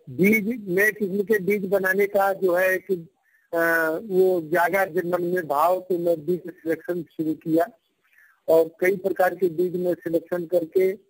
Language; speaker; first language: Hindi; native; Hindi